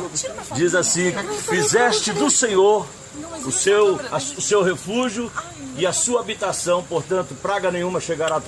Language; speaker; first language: Portuguese; native; Portuguese